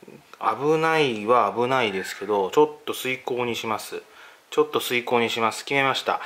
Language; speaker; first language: Japanese; native; Japanese